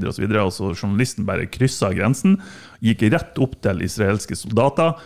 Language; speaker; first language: Norwegian; non-native, fluent; German